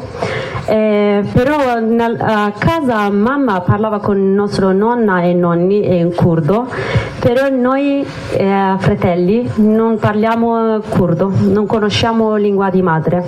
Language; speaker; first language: Italian; non-native, learner; Kurdish